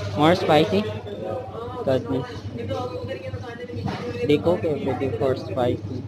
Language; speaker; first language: English; non-native, local second language; Filipino